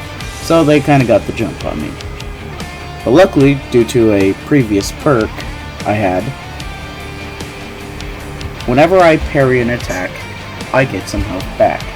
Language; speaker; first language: English; native; English